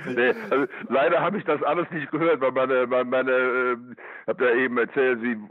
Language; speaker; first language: German; native; German